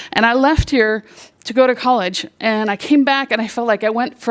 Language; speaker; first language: English; native; English